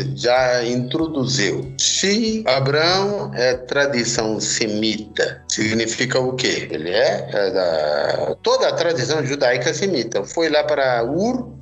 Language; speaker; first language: Portuguese; non-native, fluent; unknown